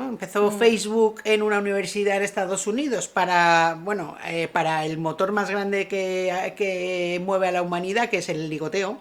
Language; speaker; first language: Spanish; native; Spanish